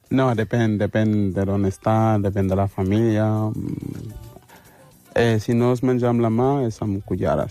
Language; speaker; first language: Catalan; non-native, fluent; Mandingo